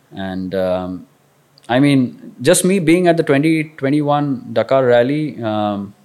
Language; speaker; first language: English; non-native, local second language; Marathi